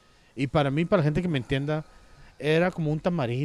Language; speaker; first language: Spanish; early bilingual, heritage; Spanish